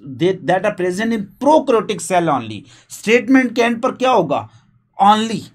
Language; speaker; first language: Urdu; non-native, local second language; Punjabi